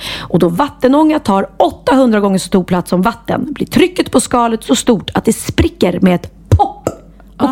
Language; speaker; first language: Swedish; native; Swedish